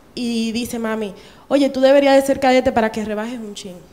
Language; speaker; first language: Spanish; native; Spanish